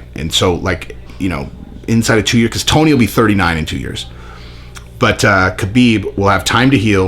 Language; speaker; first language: English; native; English